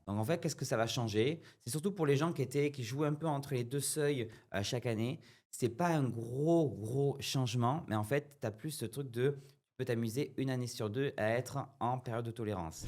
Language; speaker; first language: French; native; French